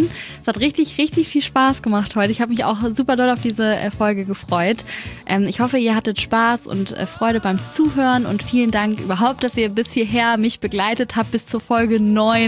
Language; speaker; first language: German; native; German